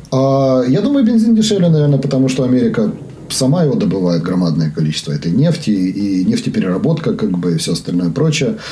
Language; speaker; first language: Russian; native; Russian